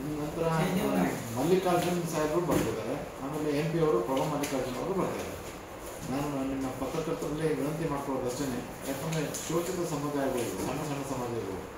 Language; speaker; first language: Kannada; non-native, local second language; Lambadi